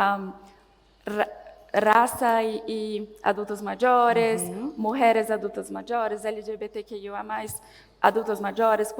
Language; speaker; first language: Spanish; non-native, learner; Portuguese